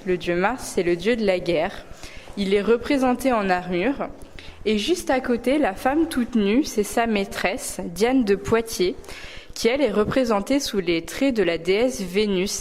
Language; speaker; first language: French; native; French